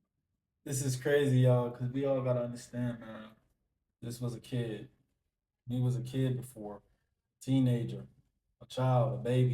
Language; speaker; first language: English; native; English